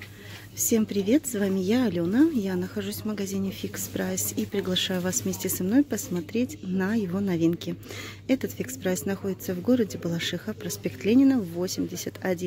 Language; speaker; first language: Russian; native; Russian